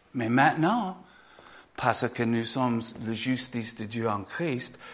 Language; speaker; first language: French; non-native, fluent; English